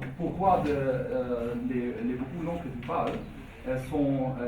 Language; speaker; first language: French; non-native, learner; German